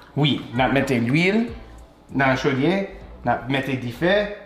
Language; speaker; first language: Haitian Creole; non-native, learner; English